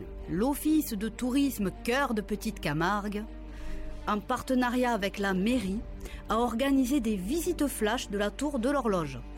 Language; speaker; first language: French; native; French